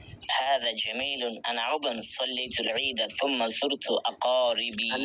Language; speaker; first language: Arabic; non-native, learner; Bangla